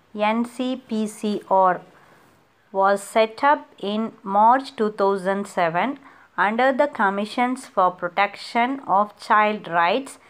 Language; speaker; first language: English; non-native, local second language; Tamil